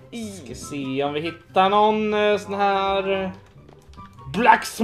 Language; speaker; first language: Swedish; native; Swedish